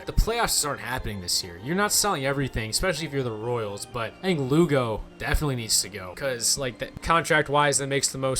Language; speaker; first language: English; native; English